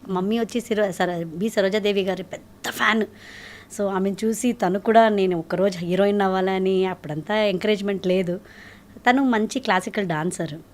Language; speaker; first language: Telugu; native; Telugu